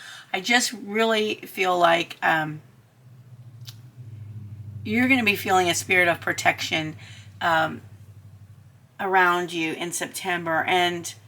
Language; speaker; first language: English; native; English